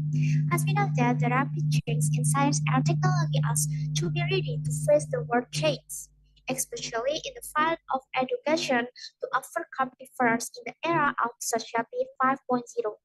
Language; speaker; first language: English; non-native, learner; Indonesian